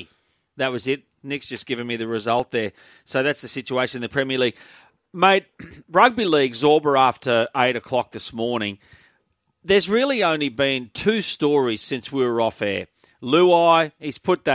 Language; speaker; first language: English; native; English